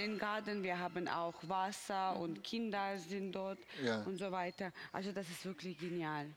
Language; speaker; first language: German; non-native, fluent; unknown